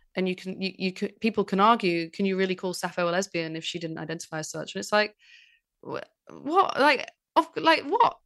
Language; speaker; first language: English; native; English